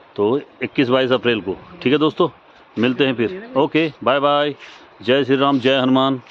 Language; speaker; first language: Hindi; native; Hindi